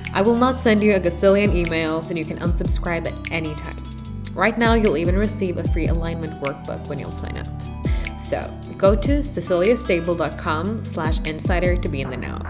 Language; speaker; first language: English; non-native, fluent; Norwegian